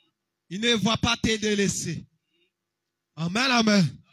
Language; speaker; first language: French; non-native, local second language; Lingala